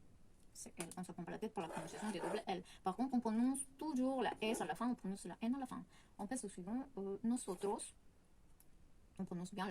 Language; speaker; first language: French; non-native, fluent; Spanish